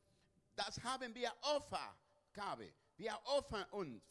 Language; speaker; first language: German; non-native, learner; Spanish